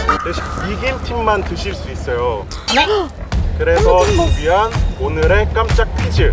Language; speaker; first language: Korean; native; Korean